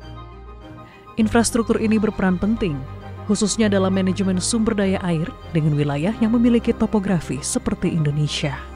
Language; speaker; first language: Indonesian; native; Indonesian